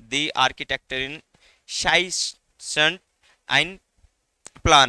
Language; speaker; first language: German; non-native, learner; Hindi